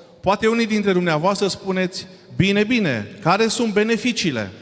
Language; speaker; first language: Romanian; non-native, fluent; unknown